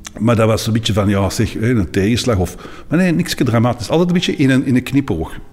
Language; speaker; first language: Dutch; native; Dutch